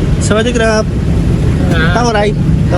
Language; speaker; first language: English; non-native, local second language; Filipino